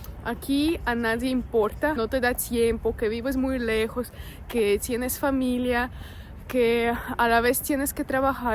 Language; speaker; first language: Spanish; non-native, fluent; Russian